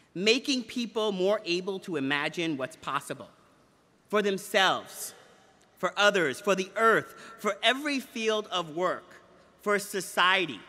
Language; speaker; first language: English; native; English